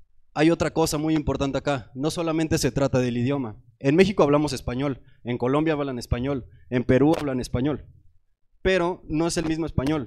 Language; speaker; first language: Spanish; native; Spanish